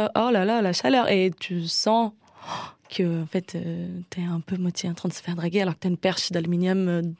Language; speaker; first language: French; non-native, fluent; Portuguese